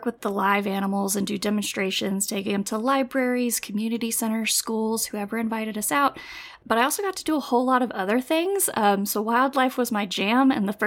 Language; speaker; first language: English; native; English